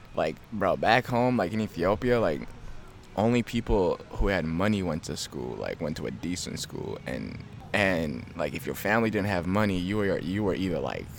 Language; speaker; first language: English; early bilingual, other home language; Amharic